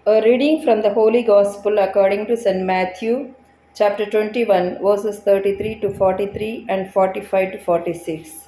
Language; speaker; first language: English; non-native, local second language; Telugu